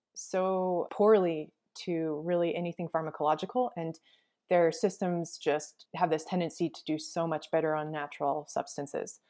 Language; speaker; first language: English; native; English